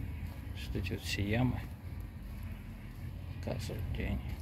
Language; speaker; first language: Russian; native; Russian